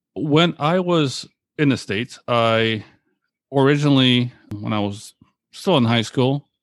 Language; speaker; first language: English; early bilingual, other home language; Polish